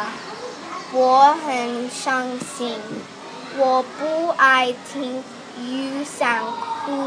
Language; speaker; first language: Chinese; non-native, learner; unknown